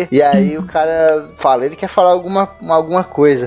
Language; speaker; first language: Portuguese; native; Portuguese